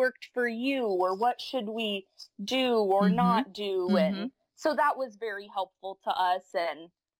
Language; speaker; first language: English; native; English